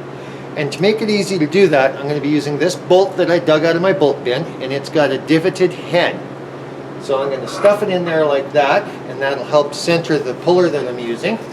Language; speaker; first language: English; native; English